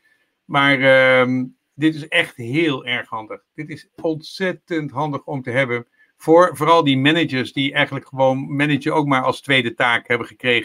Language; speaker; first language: Dutch; native; Dutch